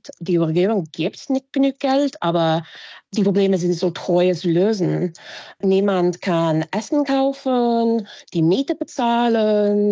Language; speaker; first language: German; non-native, fluent; English